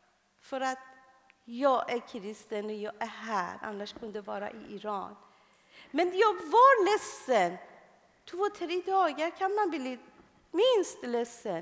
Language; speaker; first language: Swedish; non-native, fluent; Persian